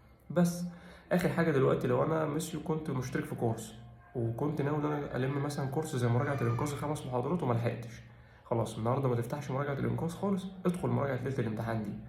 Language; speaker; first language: Arabic; native; Arabic